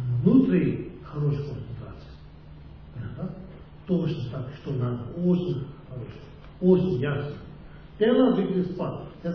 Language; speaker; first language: Russian; non-native, learner; Tibetan